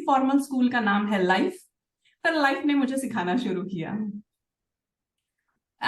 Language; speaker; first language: Hindi; native; Hindi